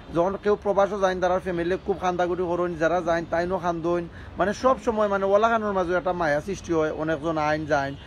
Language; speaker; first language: Bangla; native; Bangla